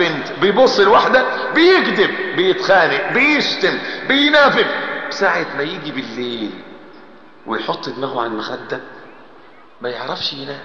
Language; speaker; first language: Arabic; native; Arabic